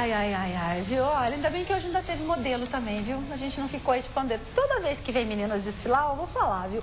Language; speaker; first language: Portuguese; native; Portuguese